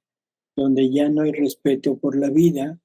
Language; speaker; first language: Spanish; native; Spanish